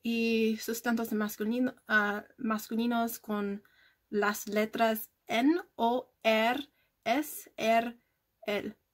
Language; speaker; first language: Spanish; non-native, learner; English